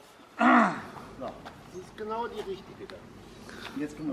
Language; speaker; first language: German; native; German